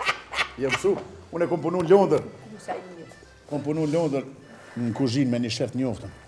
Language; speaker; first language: Albanian; native; Albanian